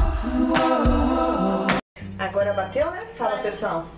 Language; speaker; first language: Portuguese; native; Portuguese